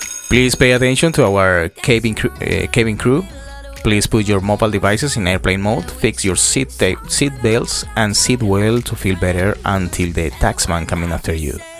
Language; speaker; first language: English; non-native, learner; Spanish